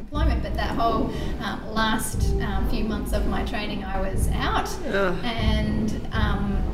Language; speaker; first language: English; native; English